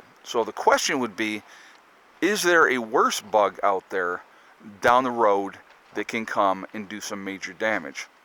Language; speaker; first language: English; native; English